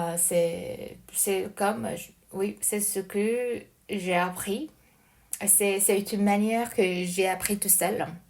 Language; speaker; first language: French; non-native, learner; Japanese